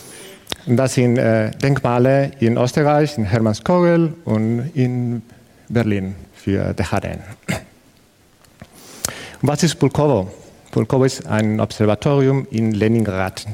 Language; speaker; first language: German; non-native, fluent; Spanish